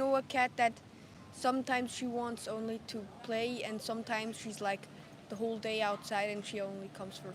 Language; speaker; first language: English; non-native, fluent; German